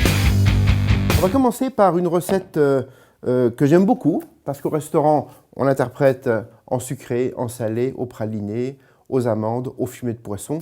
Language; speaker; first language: French; native; French